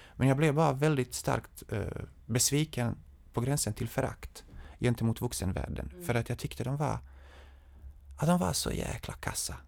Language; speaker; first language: Swedish; non-native, fluent; Serbian